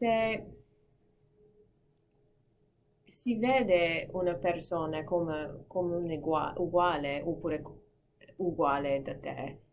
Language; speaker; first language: Italian; non-native, fluent; English